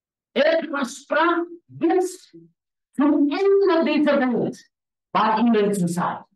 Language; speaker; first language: German; non-native, learner; Afrikaans